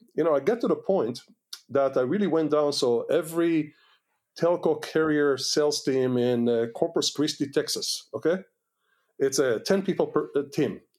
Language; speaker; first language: English; non-native, fluent; Hebrew